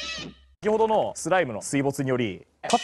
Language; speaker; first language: Japanese; native; Japanese